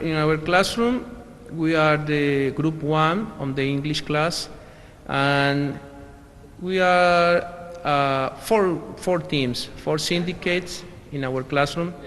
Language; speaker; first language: English; non-native, learner; Spanish